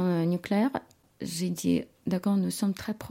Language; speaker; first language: French; non-native, learner; Ukrainian